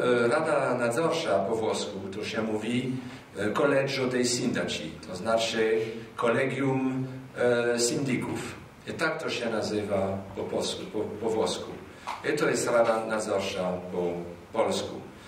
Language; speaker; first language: Polish; non-native, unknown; French